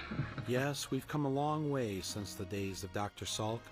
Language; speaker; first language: English; native; English